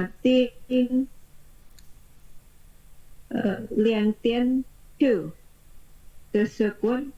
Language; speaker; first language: Chinese; non-native, learner; Indonesian